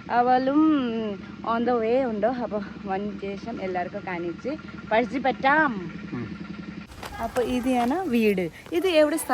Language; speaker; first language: Malayalam; non-native, learner; Nepali